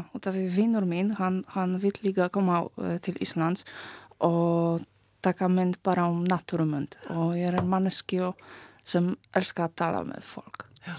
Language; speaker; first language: Icelandic; non-native, learner; Polish